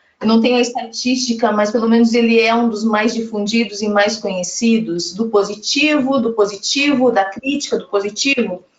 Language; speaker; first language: Portuguese; native; Portuguese